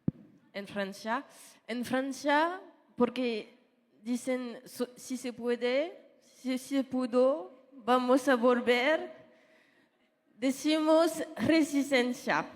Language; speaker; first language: Spanish; non-native, fluent; French